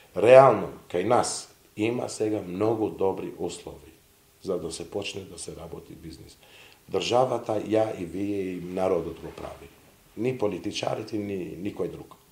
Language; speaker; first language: Macedonian; non-native, local second language; Serbian